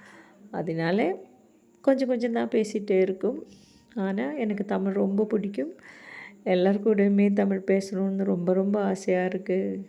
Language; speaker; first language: Tamil; non-native, learner; Malayalam